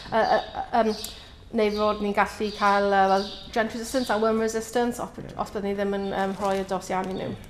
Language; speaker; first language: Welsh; non-native, learner; English